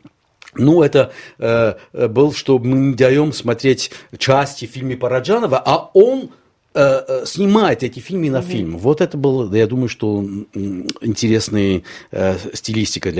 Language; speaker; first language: Russian; non-native, local second language; Armenian